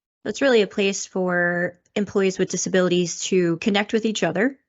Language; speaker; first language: English; native; English